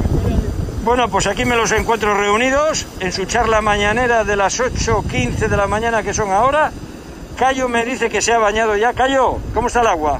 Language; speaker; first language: Spanish; native; Spanish